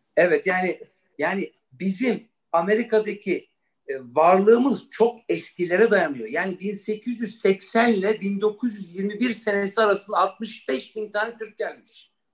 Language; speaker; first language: Turkish; early bilingual, heritage; Turkish